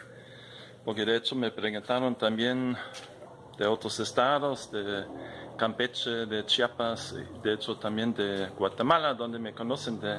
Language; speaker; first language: Spanish; non-native, fluent; German